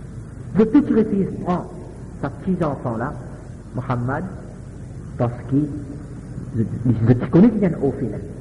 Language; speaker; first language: French; non-native, local second language; Morisyen